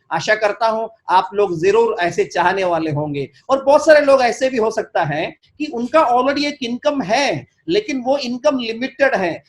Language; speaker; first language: Hindi; non-native, local second language; Malayalam